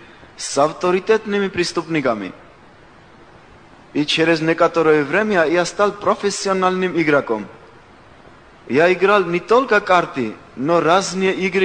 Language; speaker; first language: Russian; non-native, local second language; Georgian